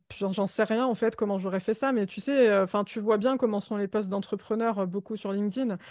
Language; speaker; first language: French; native; French